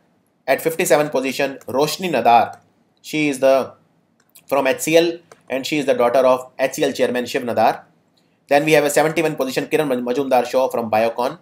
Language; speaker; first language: English; non-native, local second language; Hindi